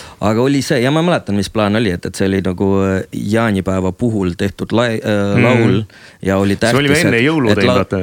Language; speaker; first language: Estonian; non-native, local second language; Russian